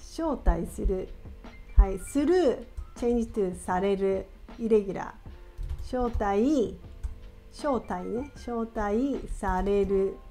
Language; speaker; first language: Japanese; native; Japanese